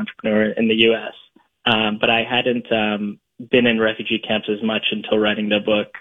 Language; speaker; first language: English; native; English